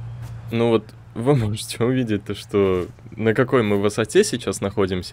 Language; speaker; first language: Russian; native; Russian